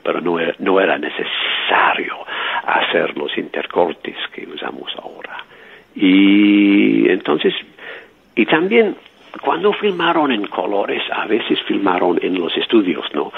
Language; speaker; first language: Spanish; non-native, fluent; English